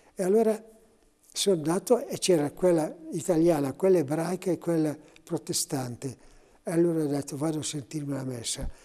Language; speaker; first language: Italian; native; Italian